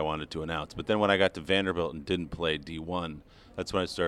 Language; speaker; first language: English; native; English